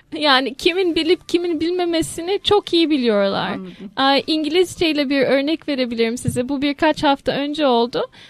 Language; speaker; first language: Turkish; early bilingual, heritage; Turkish